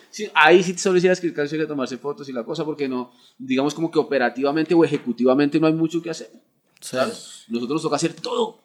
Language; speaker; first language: Spanish; native; Spanish